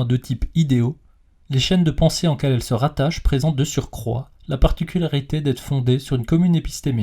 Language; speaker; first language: French; native; French